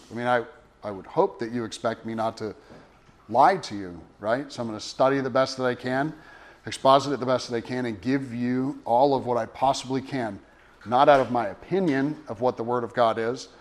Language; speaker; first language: English; native; English